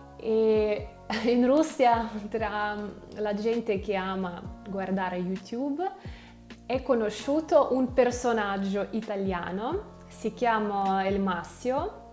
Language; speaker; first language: Italian; non-native, fluent; Russian